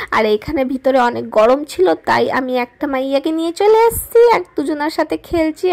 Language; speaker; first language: Bangla; non-native, local second language; Hindi